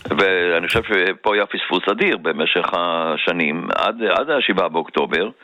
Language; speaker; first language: Hebrew; native; Hebrew